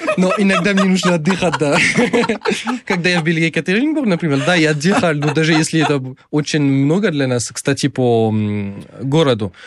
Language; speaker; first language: Russian; non-native, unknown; French